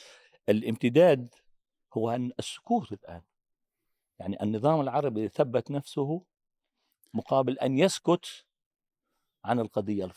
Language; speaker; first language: Arabic; native; Arabic